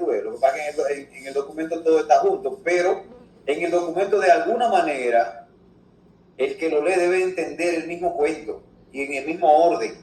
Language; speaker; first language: Spanish; native; Spanish